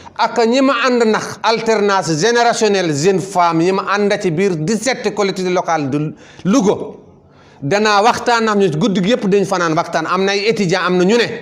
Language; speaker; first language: Wolof; non-native, local second language; Fula